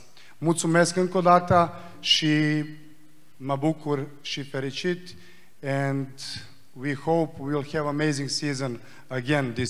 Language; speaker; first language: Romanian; non-native, fluent; Serbian